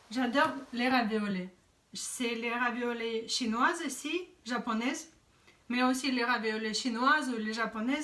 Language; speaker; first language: French; non-native, fluent; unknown